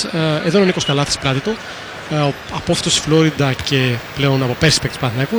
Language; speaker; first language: Greek; native; Greek